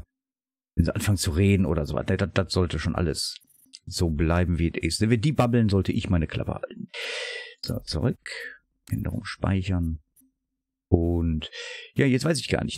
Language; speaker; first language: German; native; German